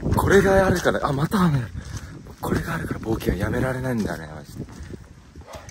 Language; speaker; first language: Japanese; early bilingual, heritage; English